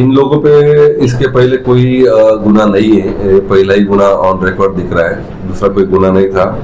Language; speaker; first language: Hindi; non-native, local second language; Marathi